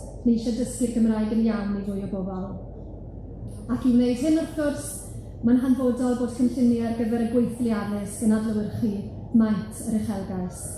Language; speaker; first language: Welsh; native; Welsh